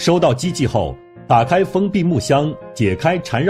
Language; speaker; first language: Chinese; native; Chinese